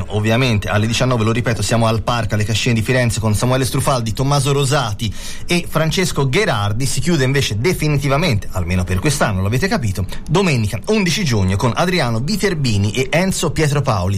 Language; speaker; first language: Italian; native; Italian